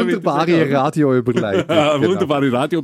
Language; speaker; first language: German; native; German